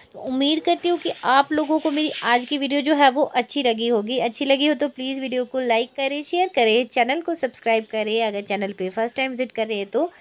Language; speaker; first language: Hindi; native; Hindi